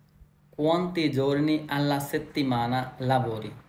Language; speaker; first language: Italian; non-native, learner; Bangla